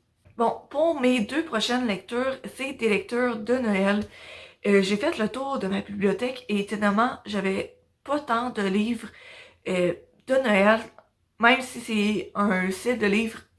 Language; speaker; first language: French; native; French